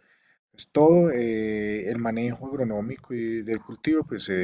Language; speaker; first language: Spanish; native; Spanish